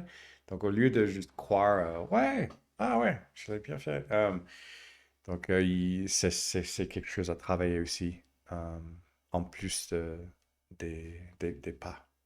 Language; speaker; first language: French; non-native, learner; English